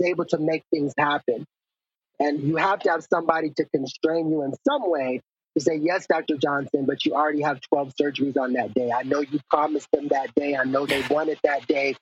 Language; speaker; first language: English; native; English